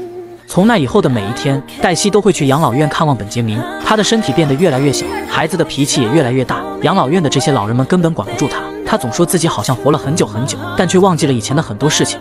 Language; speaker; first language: Chinese; native; Chinese